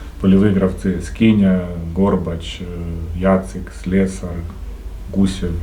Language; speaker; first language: Ukrainian; non-native, fluent; Croatian